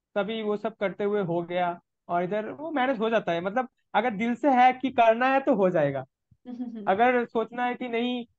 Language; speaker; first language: Hindi; non-native, local second language; Bangla